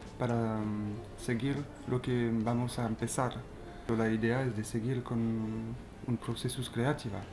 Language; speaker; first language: Spanish; non-native, learner; French